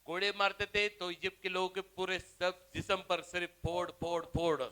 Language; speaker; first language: Hindi; non-native, local second language; Marathi